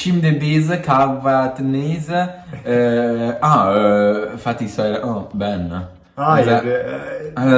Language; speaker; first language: Turkish; non-native, learner; Italian